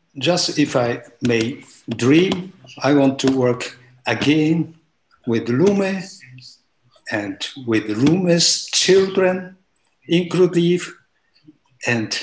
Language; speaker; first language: English; non-native, learner; Japanese